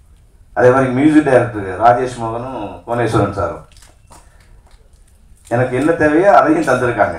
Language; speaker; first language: Tamil; native; Tamil